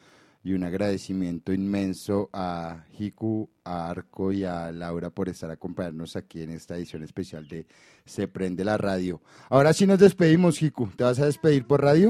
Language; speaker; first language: Spanish; native; Spanish